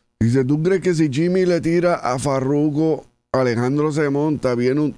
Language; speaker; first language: Spanish; native; Spanish